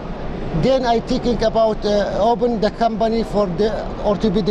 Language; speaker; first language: English; non-native, local second language; Arabic